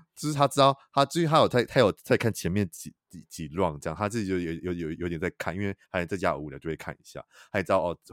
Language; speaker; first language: Chinese; native; Chinese